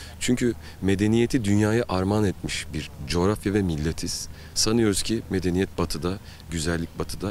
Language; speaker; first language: Turkish; native; Turkish